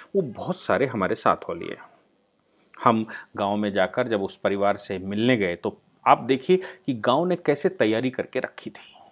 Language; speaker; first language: Hindi; native; Hindi